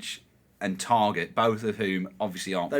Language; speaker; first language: English; native; English